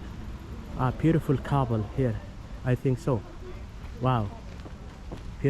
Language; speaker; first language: English; non-native, fluent; Somali